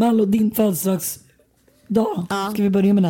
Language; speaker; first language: Swedish; native; Swedish